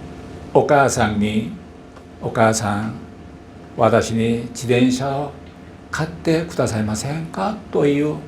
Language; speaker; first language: Japanese; non-native, fluent; Korean